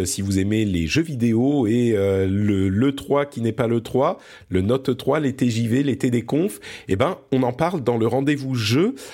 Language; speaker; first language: French; early bilingual, other home language; Arabic